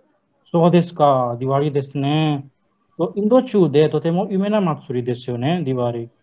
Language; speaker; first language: Japanese; non-native, learner; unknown